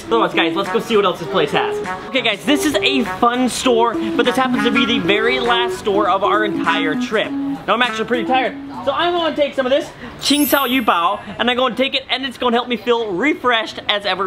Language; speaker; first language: English; native; English